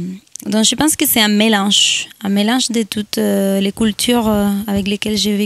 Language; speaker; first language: French; non-native, fluent; Spanish